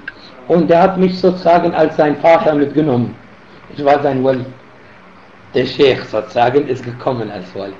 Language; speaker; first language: German; non-native, fluent; Arabic